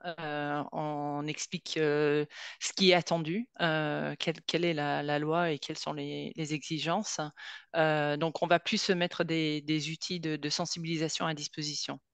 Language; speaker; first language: French; native; French